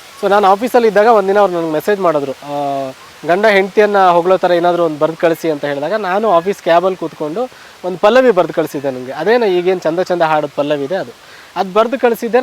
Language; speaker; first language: Kannada; native; Kannada